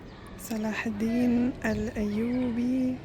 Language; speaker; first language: Arabic; non-native, fluent; German